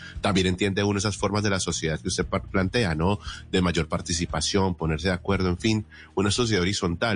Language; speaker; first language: Spanish; native; Spanish